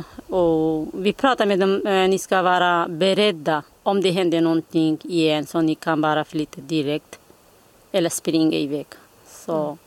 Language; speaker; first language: Swedish; non-native, learner; Kurdish